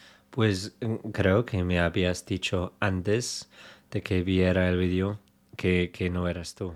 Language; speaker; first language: Spanish; non-native, fluent; English